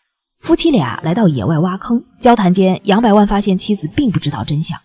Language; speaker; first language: Chinese; native; Chinese